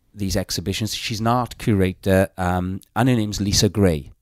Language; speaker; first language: English; native; English